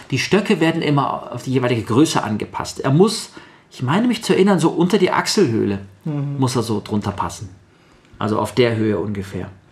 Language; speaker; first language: German; early bilingual, other home language; Russian